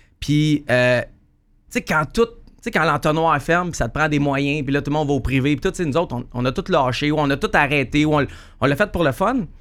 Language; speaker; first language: French; native; French